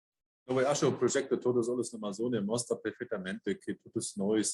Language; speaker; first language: Portuguese; non-native, fluent; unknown